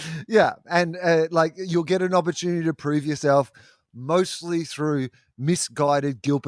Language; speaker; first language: English; native; English